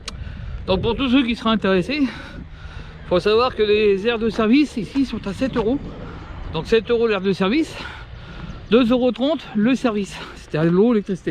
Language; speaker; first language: French; native; French